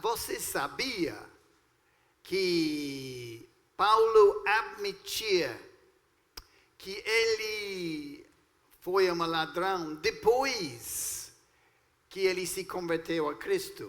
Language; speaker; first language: Portuguese; non-native, fluent; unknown